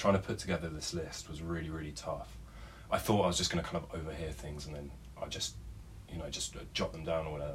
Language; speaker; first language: English; native; English